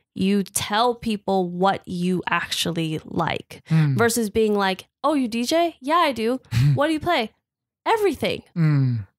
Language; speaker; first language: English; native; English